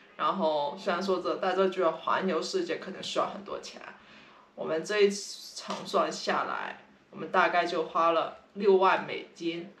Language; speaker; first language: Chinese; non-native, local second language; Cantonese